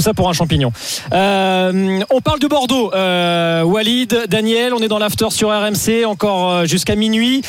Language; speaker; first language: French; native; French